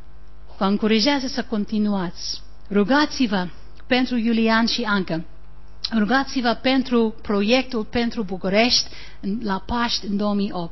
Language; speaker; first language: Romanian; non-native, learner; English